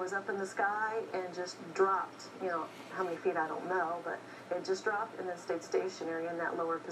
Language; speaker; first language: English; native; English